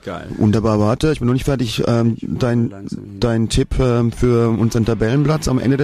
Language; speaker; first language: German; native; German